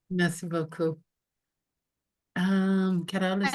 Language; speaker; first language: French; non-native, local second language; English